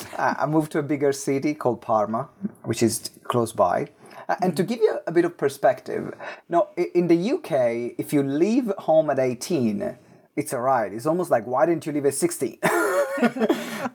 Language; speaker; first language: English; non-native, fluent; Italian